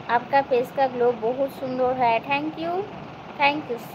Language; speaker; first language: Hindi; non-native, local second language; Bangla